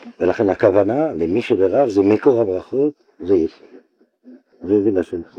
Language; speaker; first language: Hebrew; non-native, fluent; French